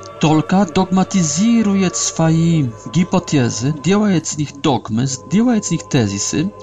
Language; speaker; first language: Polish; non-native, learner; Russian